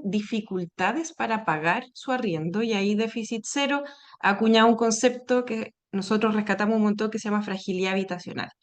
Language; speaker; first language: Spanish; native; Spanish